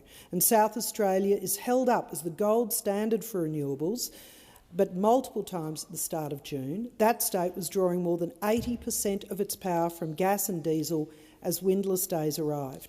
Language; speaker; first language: English; native; English